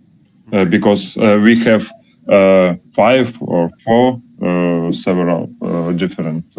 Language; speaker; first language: English; non-native, learner; Russian